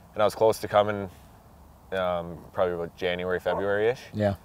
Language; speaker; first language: English; native; English